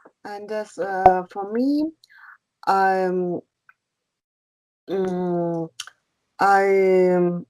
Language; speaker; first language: English; non-native, learner; Russian